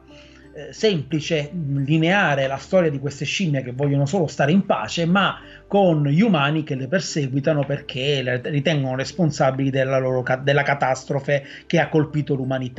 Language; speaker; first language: Italian; native; Italian